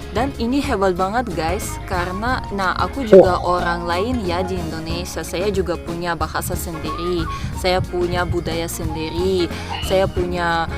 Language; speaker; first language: Indonesian; non-native, fluent; Russian